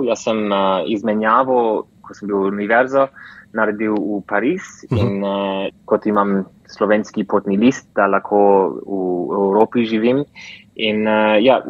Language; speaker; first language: Slovenian; early bilingual, heritage; English